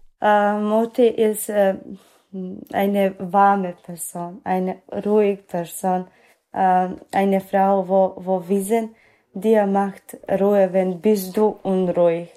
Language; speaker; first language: German; non-native, learner; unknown